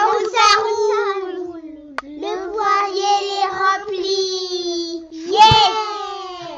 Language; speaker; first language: French; native; French